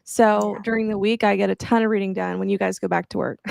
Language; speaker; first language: English; native; English